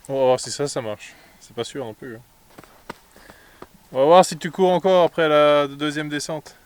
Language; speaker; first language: French; native; French